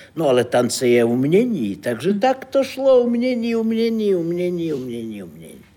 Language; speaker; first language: Czech; non-native, fluent; Russian